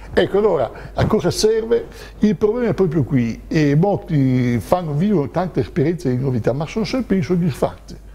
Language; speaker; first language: Italian; native; Italian